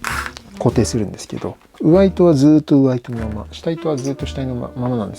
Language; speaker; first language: Japanese; native; Japanese